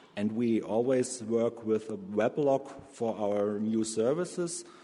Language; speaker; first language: English; non-native, learner; German